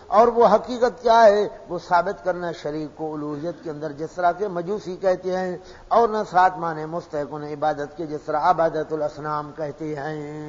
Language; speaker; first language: Urdu; non-native, local second language; Pashto